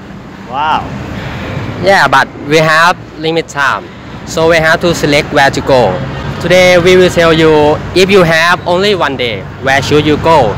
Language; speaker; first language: English; non-native, learner; Thai